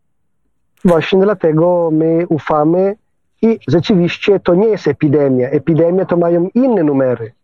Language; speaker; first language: Polish; non-native, fluent; Italian